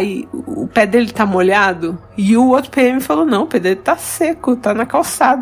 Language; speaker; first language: Portuguese; native; Portuguese